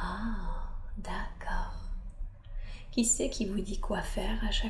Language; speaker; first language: French; native; French